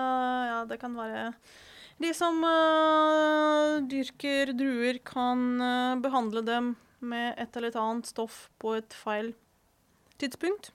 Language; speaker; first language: Norwegian; non-native, fluent; Ukrainian